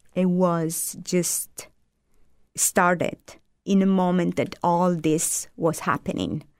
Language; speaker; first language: English; non-native, fluent; Italian